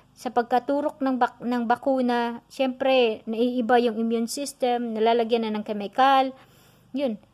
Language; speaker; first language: Filipino; non-native, local second language; Cebuano